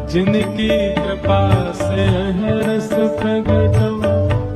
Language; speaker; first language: Hindi; native; Hindi